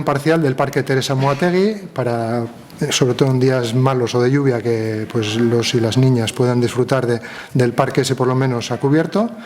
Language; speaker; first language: Spanish; non-native, local second language; Basque